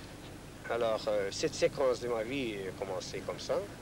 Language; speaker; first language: French; non-native, fluent; Hungarian